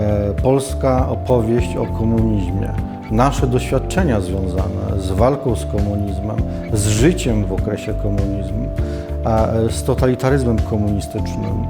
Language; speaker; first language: Polish; native; Polish